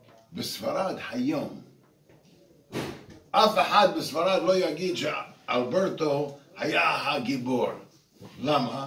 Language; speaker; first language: Hebrew; non-native, fluent; English